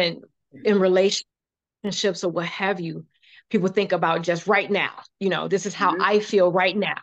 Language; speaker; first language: English; native; English